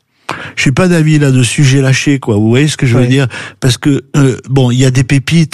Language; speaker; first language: French; native; French